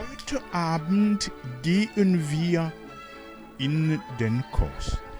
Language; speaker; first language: German; non-native, fluent; Rundi